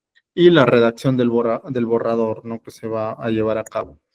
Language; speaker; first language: Spanish; native; Spanish